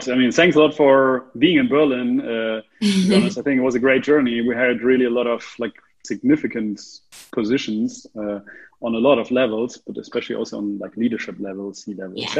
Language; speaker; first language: English; non-native, fluent; German